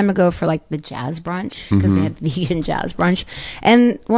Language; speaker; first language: English; native; English